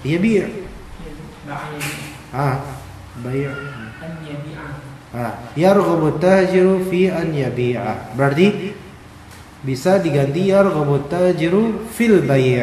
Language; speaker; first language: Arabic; non-native, fluent; Indonesian